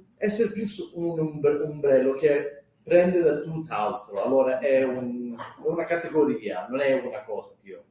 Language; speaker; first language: Italian; non-native, fluent; English